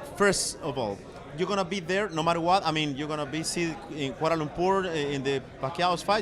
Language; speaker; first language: English; non-native, fluent; Spanish